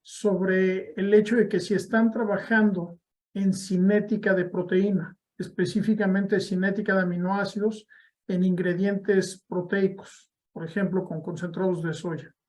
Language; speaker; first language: Spanish; native; Spanish